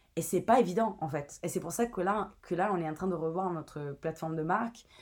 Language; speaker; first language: French; non-native, fluent; Italian